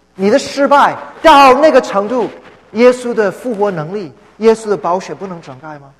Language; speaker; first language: Chinese; non-native, fluent; English